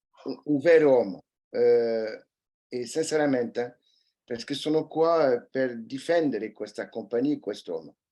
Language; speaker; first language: Italian; early bilingual, heritage; French